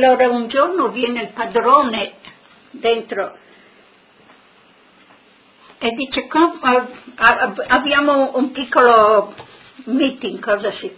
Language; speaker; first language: Italian; non-native, local second language; Friulian